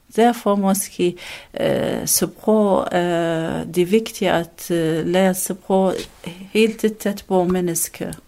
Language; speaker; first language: Danish; non-native, learner; Arabic